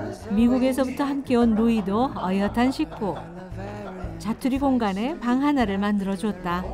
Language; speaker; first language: Korean; native; Korean